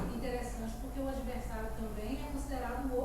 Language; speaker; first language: Portuguese; native; Portuguese